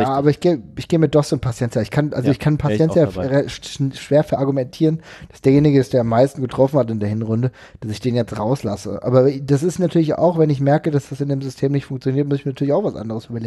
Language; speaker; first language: German; native; German